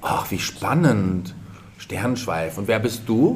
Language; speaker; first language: German; native; German